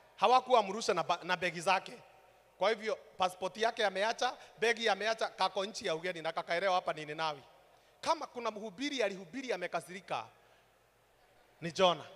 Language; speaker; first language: Swahili; non-native, local second language; Kikuyu